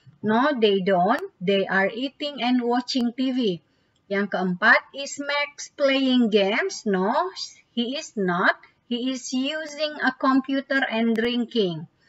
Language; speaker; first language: English; non-native, fluent; Indonesian